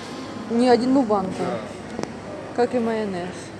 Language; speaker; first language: Russian; non-native, local second language; Ukrainian